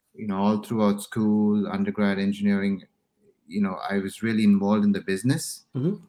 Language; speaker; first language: English; non-native, local second language; Tamil